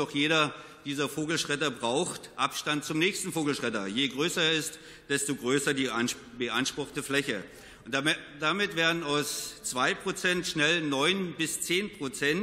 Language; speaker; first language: German; native; German